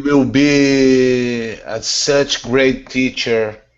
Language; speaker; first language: English; non-native, learner; Portuguese